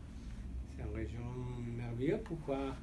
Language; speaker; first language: French; non-native, fluent; Italian